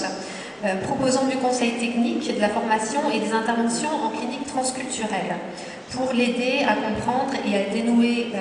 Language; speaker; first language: French; native; French